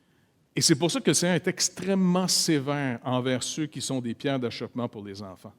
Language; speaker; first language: French; native; French